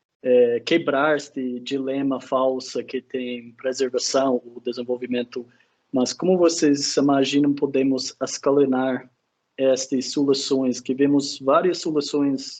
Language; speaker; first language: Portuguese; non-native, fluent; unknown